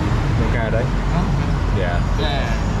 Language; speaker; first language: Vietnamese; non-native, learner; English